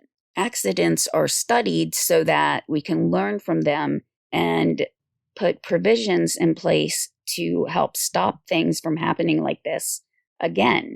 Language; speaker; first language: English; native; English